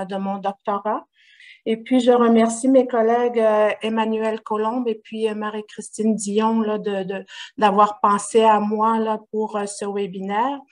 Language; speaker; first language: French; non-native, local second language; Innu-aimun